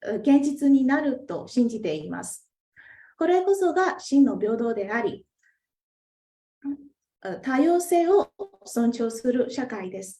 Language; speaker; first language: Japanese; non-native, fluent; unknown